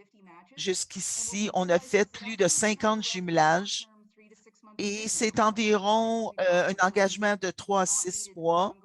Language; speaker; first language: French; non-native, local second language; English